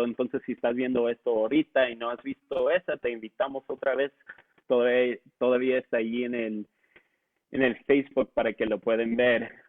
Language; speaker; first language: Spanish; non-native, local second language; English